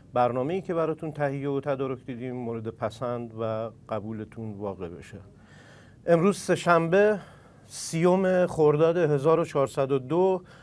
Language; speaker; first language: Persian; non-native, local second language; Central Kurdish